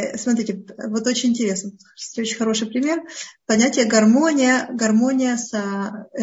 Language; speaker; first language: Russian; early bilingual, heritage; Russian